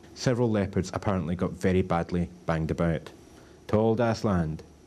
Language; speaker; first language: English; native; English